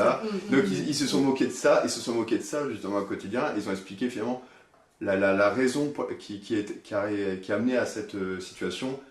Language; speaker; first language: French; native; French